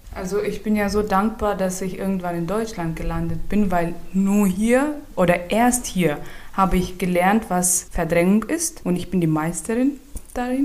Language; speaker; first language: German; non-native, fluent; Turkmen